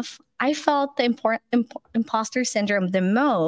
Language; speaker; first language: English; non-native, local second language; Filipino